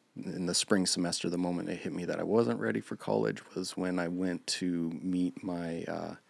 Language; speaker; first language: English; native; English